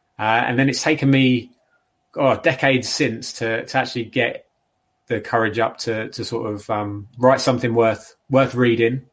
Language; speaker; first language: English; native; English